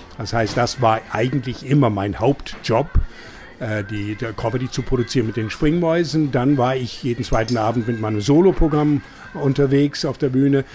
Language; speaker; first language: German; non-native, fluent; English